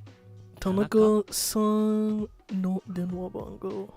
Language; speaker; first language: Japanese; non-native, learner; English